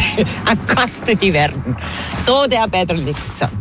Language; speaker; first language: Norwegian; non-native, learner; German